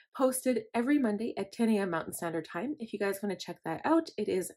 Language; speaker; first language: English; native; English